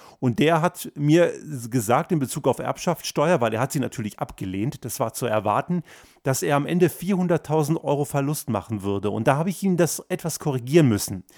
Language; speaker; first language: German; early bilingual, other home language; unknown